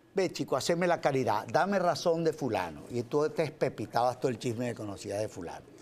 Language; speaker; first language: Spanish; native; Spanish